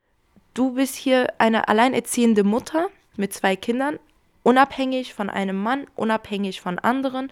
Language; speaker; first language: German; early bilingual, other home language; Kurdish